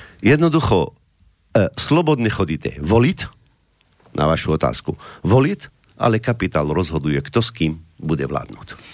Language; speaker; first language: Slovak; non-native, fluent; Arabic